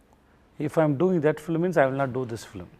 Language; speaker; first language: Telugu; non-native, learner; Tamil